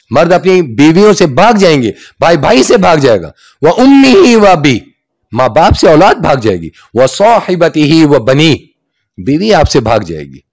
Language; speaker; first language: Urdu; non-native, local second language; Punjabi